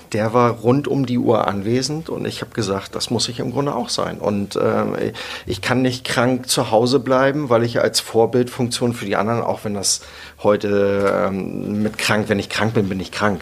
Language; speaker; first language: German; native; German